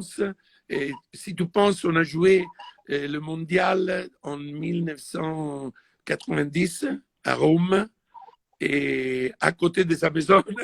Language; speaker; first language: French; non-native, fluent; Italian